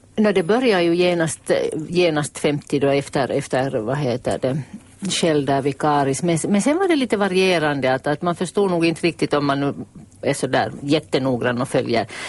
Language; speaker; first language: Swedish; native; Swedish